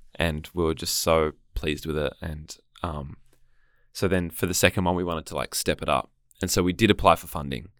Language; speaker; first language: English; native; English